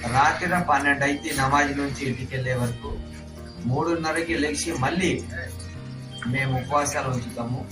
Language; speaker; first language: Telugu; non-native, local second language; Urdu